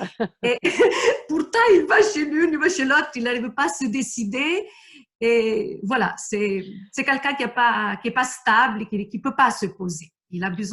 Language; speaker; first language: French; non-native, fluent; Italian